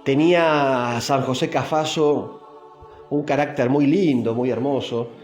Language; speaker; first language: Spanish; native; Spanish